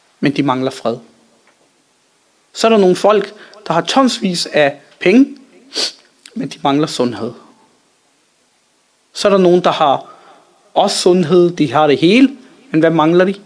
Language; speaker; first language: Danish; early bilingual, other home language; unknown